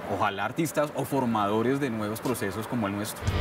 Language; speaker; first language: Spanish; native; Spanish